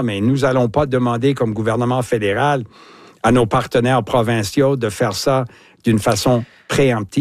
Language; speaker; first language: French; native; French